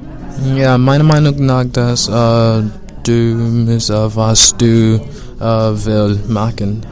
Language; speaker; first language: German; non-native, learner; English